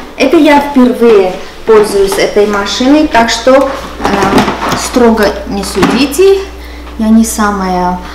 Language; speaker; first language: Russian; non-native, local second language; Armenian